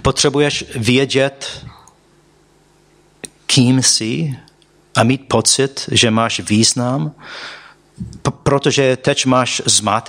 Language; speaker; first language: Czech; non-native, fluent; English